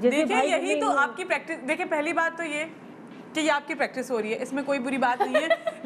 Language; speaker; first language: Urdu; native; Urdu